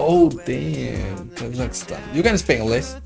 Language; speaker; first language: English; non-native, learner; Indonesian